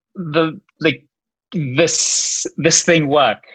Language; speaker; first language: English; non-native, fluent; Luxembourgish